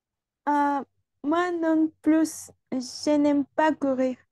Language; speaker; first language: French; non-native, learner; Spanish